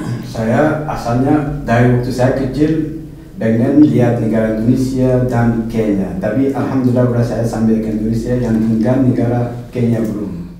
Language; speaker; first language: Indonesian; non-native, fluent; Arabic